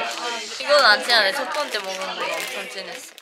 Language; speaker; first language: Korean; native; Korean